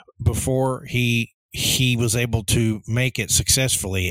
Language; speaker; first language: English; early bilingual, other home language; Spanish